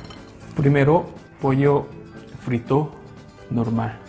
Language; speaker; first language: Spanish; non-native, local second language; Korean